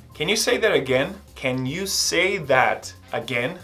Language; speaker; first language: English; non-native, fluent; Portuguese